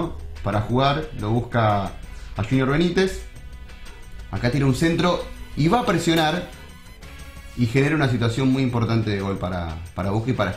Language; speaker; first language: Spanish; native; Spanish